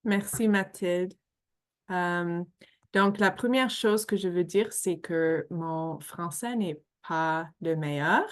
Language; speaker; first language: French; non-native, fluent; English